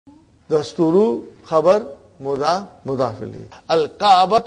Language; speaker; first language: Arabic; non-native, fluent; Urdu